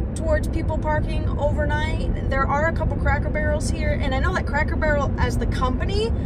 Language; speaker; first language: English; native; English